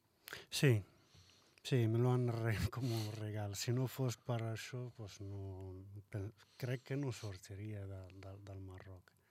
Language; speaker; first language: Catalan; non-native, learner; Arabic